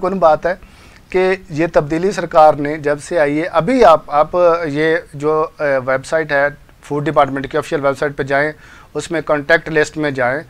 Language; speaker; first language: Urdu; non-native, local second language; Punjabi